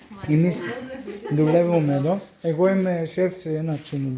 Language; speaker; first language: Greek; non-native, fluent; Bulgarian